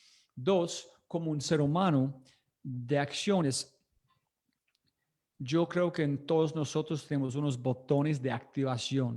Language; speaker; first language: Spanish; non-native, fluent; English